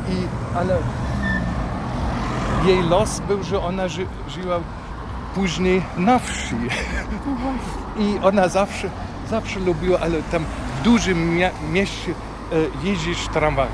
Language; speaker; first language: Polish; non-native, fluent; German